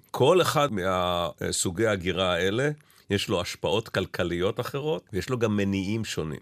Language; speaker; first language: Hebrew; native; Hebrew